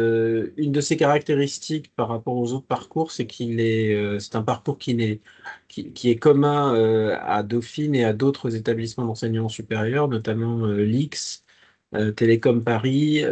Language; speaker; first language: French; native; French